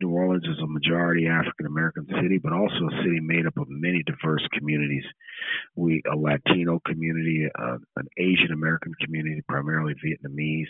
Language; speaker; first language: English; native; English